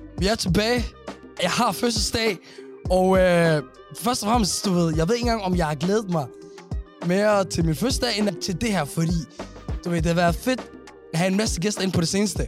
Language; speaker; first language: Danish; early bilingual, other home language; Somali